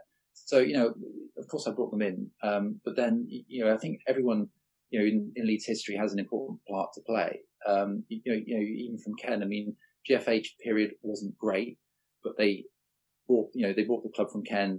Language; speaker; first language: English; native; English